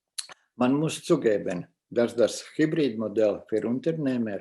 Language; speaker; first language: German; non-native, fluent; Latvian